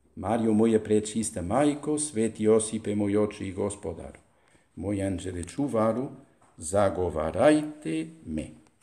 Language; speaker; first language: Croatian; non-native, fluent; Spanish